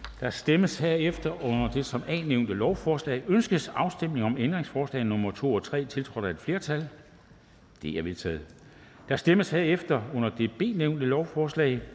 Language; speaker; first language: Danish; native; Danish